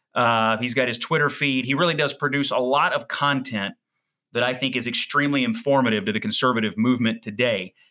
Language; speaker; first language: English; native; English